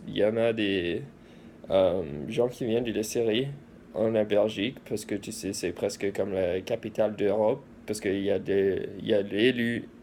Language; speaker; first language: French; early bilingual, heritage; English